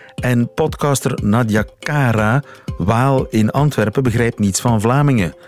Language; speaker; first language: Dutch; native; Dutch